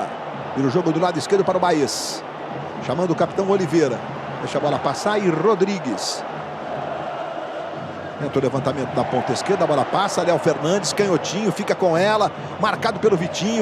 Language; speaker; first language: Portuguese; native; Portuguese